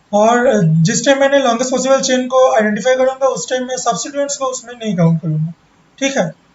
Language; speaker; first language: Hindi; non-native, local second language; Bangla